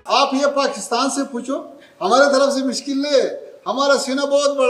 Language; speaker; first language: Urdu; non-native, fluent; Pashto